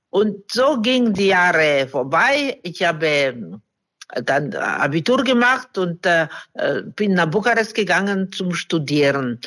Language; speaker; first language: German; non-native, fluent; Romanian